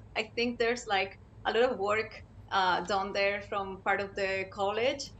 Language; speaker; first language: English; non-native, fluent; Spanish